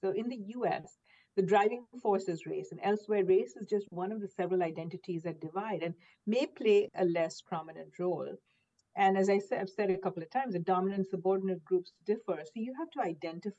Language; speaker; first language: English; non-native, local second language; Hindi